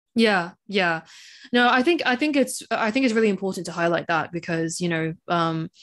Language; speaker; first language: English; non-native, local second language; Cantonese